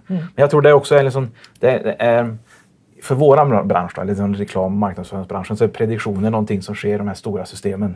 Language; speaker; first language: Swedish; native; Swedish